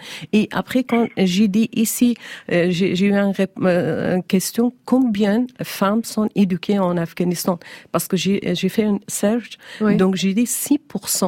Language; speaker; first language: French; non-native, learner; Persian